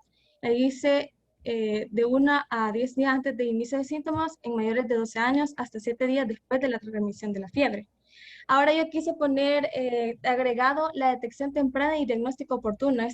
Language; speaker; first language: Spanish; native; Spanish